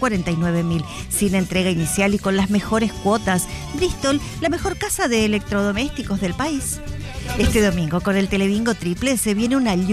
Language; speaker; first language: Spanish; native; Spanish